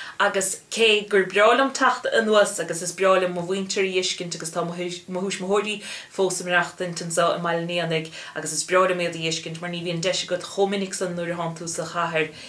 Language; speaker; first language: Irish; native; Irish